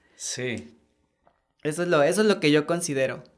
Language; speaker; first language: Spanish; native; Spanish